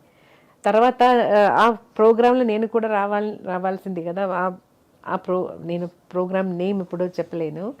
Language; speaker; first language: Telugu; non-native, fluent; Malayalam